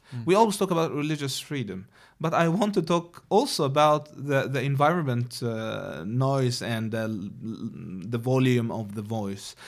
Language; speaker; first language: English; non-native, fluent; Arabic